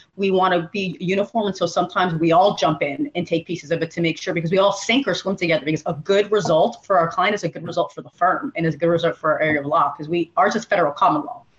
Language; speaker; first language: English; native; English